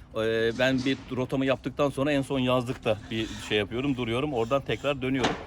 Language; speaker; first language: Turkish; early bilingual, heritage; Turkish